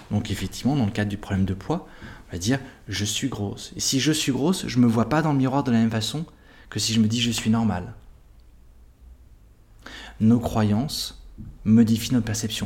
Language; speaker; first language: French; native; French